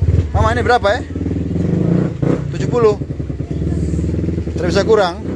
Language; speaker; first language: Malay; non-native, local second language; Javanese